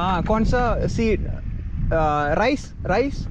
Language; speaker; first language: Hindi; non-native, learner; Malayalam